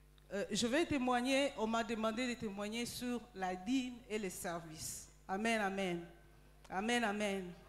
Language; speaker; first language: French; non-native, local second language; Lingala